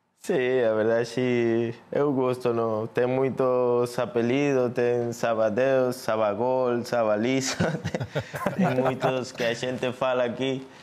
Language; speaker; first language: Portuguese; non-native, learner; Spanish